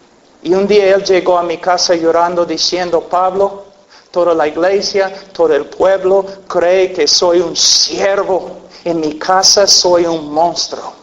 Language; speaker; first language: Spanish; non-native, fluent; English